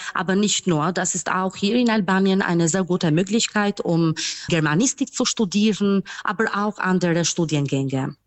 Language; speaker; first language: German; non-native, fluent; Albanian